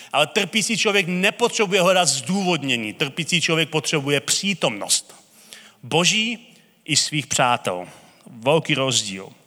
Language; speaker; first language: Czech; native; Czech